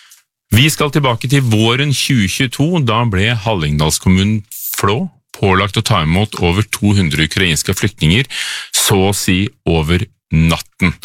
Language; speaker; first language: Norwegian; native; Norwegian